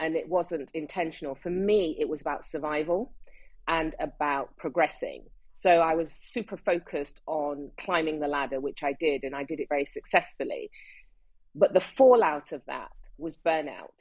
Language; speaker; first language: English; non-native, local second language; Yoruba